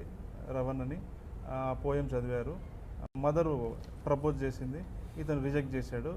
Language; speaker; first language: Telugu; native; Telugu